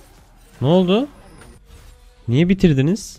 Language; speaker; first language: Turkish; native; Turkish